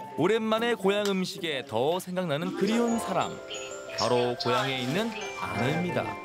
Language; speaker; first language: Korean; native; Korean